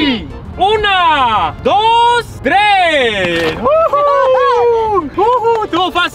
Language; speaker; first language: Spanish; native; Spanish